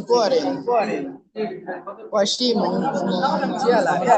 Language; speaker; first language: Chinese; non-native, learner; Bangla